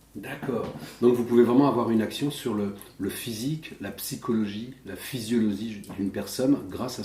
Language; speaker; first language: French; native; French